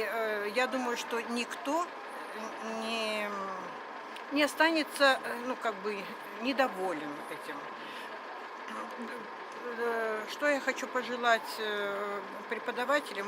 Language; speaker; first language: Russian; native; Russian